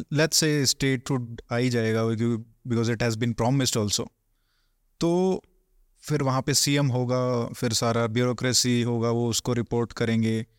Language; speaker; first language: Hindi; native; Hindi